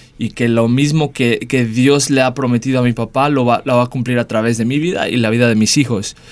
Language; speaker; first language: Spanish; early bilingual, heritage; Spanish